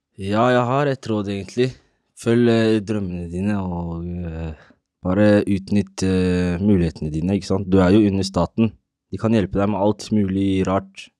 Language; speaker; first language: Norwegian; early bilingual, other home language; Somali